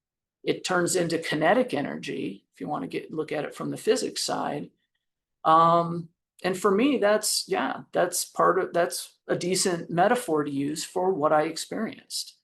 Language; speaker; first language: English; native; English